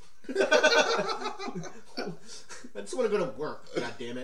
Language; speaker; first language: English; native; English